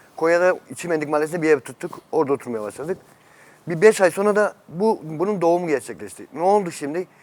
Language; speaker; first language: Turkish; native; Turkish